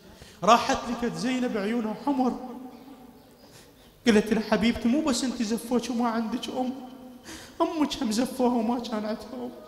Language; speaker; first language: Arabic; native; Arabic